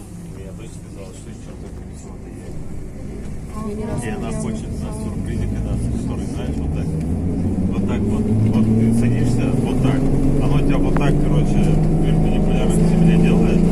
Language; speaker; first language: Russian; native; Russian